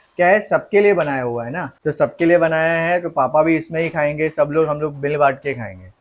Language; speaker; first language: Hindi; non-native, local second language; Marathi